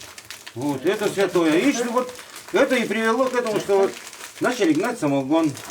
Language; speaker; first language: Russian; native; Russian